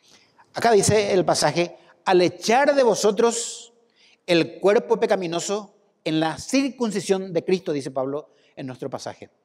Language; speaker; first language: Spanish; native; Spanish